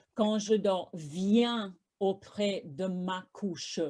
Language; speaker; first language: French; non-native, fluent; English